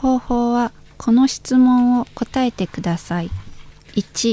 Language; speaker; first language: Japanese; non-native, fluent; Indonesian